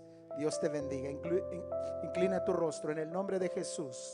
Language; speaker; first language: Spanish; native; Spanish